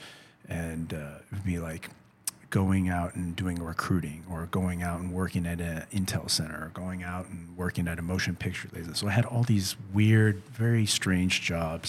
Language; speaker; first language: English; native; English